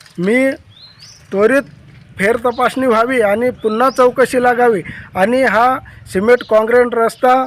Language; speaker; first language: Marathi; native; Marathi